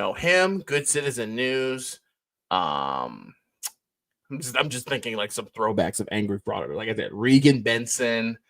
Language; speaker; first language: English; native; English